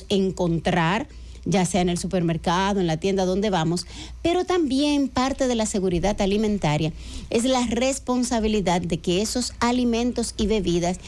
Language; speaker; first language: Spanish; native; Spanish